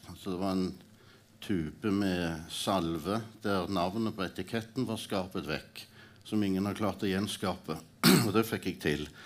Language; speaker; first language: Norwegian; native; Norwegian